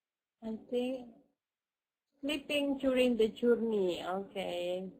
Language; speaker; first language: English; non-native, fluent; Indonesian